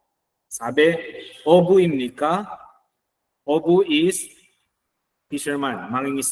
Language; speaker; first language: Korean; non-native, fluent; Filipino